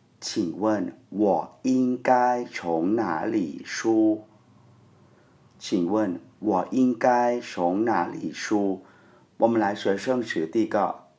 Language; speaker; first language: Chinese; non-native, fluent; Thai